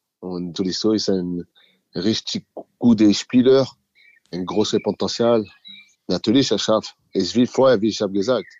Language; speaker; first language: German; non-native, learner; French